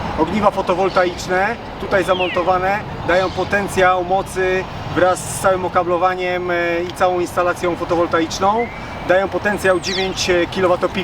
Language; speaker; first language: Polish; native; Polish